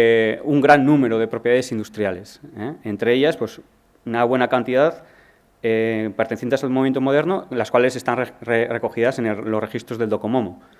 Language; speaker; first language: Spanish; native; Spanish